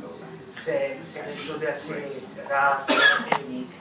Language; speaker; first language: French; non-native, fluent; Italian